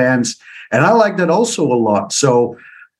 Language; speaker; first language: English; non-native, fluent; Dutch